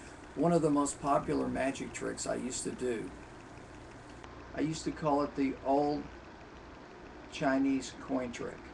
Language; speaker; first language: English; native; English